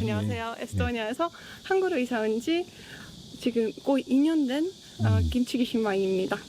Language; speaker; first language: Korean; non-native, fluent; Estonian